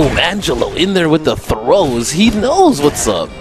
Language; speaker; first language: English; native; English